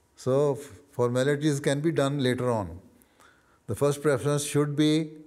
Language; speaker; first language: English; non-native, local second language; Urdu